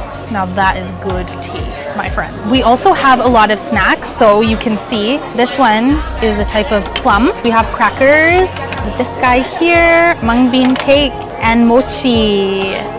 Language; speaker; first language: English; native; English